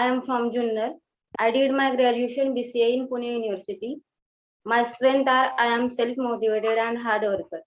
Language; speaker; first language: English; non-native, learner; Marathi